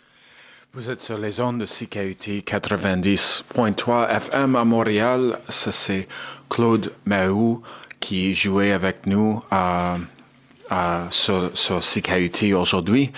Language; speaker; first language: French; non-native, learner; English